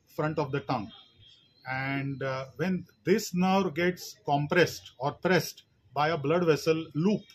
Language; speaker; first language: English; non-native, local second language; Marathi